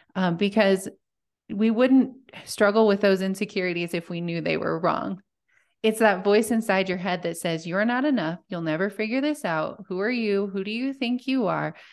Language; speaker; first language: English; native; English